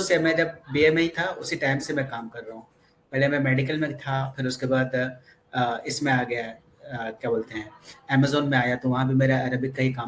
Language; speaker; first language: Hindi; native; Hindi